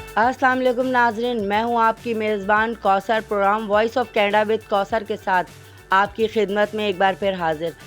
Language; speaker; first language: Urdu; native; Urdu